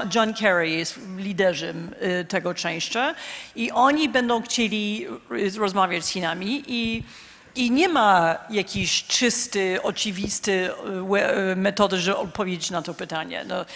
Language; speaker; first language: Polish; non-native, fluent; English